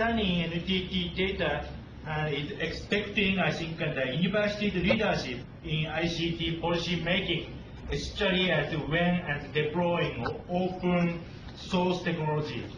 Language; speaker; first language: English; non-native, fluent; Japanese